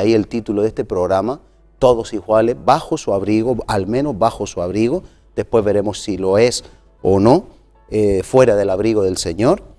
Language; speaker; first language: Spanish; native; Spanish